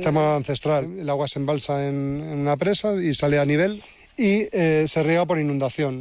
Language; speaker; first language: Spanish; native; Spanish